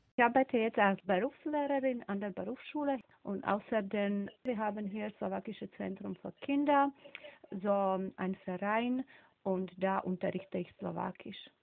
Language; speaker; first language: German; non-native, fluent; Slovak